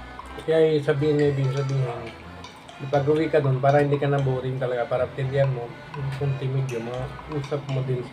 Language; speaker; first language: Filipino; non-native, learner; Punjabi